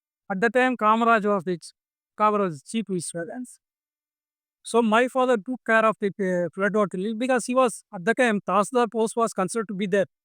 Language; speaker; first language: English; non-native, local second language; Tamil